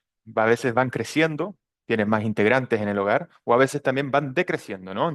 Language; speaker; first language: Spanish; native; Spanish